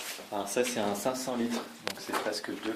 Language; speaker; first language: French; native; French